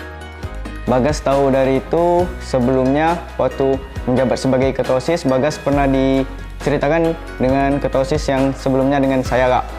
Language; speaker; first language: Indonesian; native; Indonesian